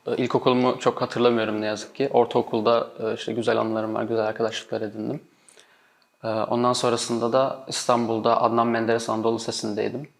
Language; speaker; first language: Turkish; native; Turkish